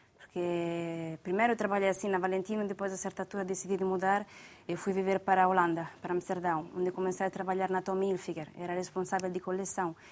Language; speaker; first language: Portuguese; non-native, fluent; Italian